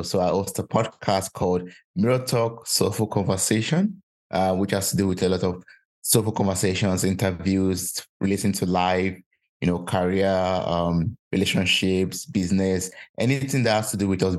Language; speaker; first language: English; non-native, local second language; Yoruba